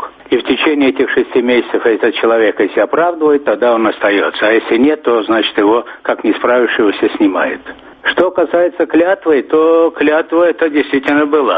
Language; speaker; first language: Russian; non-native, local second language; Turkmen